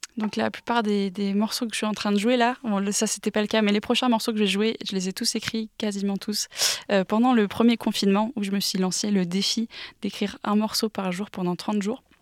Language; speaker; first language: French; early bilingual, other home language; English